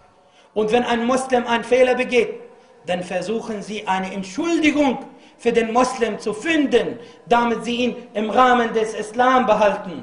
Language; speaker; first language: German; non-native, fluent; Arabic